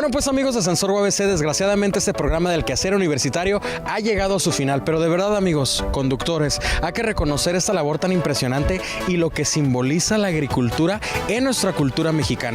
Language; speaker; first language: Spanish; native; Spanish